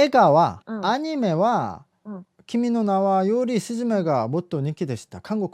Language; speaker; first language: Japanese; non-native, fluent; Korean